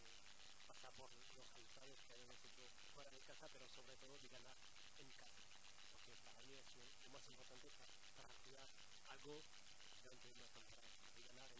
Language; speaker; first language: Spanish; non-native, learner; French